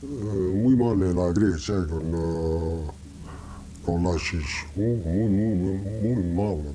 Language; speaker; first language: Spanish; non-native, learner; Italian